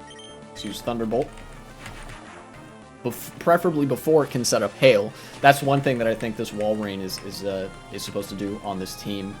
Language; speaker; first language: English; native; English